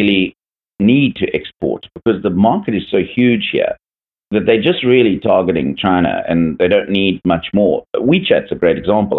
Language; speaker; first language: English; native; English